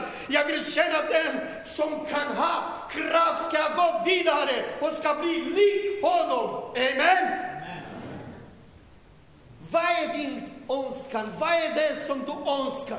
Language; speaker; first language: Swedish; non-native, learner; Romanian